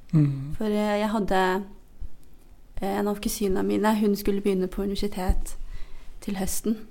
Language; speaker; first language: Norwegian; non-native, fluent; Hazaragi